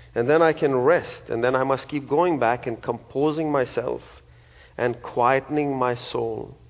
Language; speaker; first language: English; non-native, local second language; Malayalam